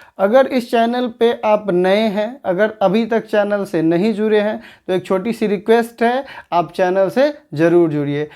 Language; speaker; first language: Hindi; native; Hindi